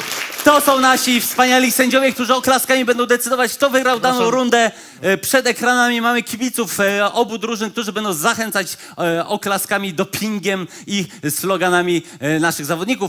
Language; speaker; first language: Polish; native; Polish